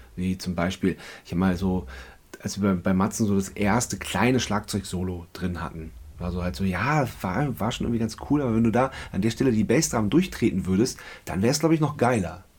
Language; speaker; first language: German; native; German